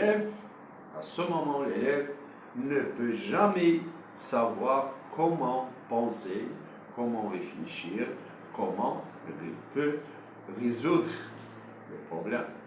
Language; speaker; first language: French; non-native, local second language; Arabic